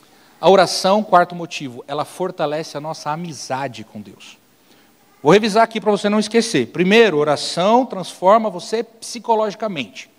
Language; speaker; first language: Portuguese; native; Portuguese